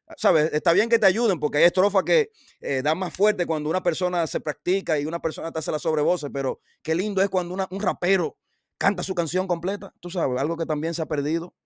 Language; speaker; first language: Spanish; native; Spanish